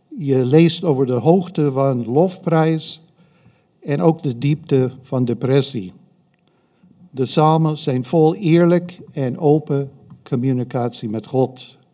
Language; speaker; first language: Dutch; non-native, fluent; English